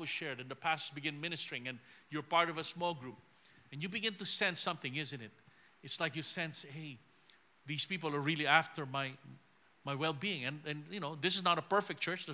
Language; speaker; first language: English; non-native, local second language; Filipino